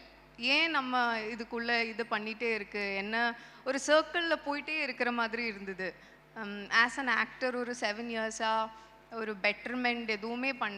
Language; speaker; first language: Tamil; non-native, local second language; Malayalam